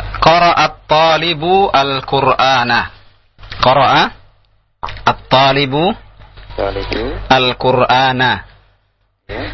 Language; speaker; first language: Arabic; non-native, fluent; Indonesian